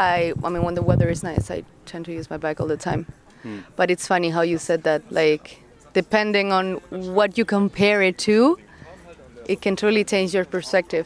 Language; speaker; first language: English; non-native, fluent; Spanish